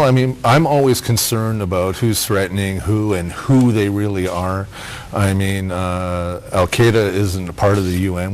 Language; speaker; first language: English; native; English